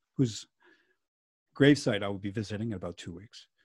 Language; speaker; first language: English; non-native, fluent; French